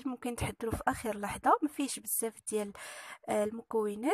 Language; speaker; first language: Arabic; native; Arabic